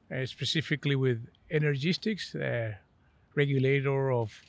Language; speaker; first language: English; non-native, fluent; Spanish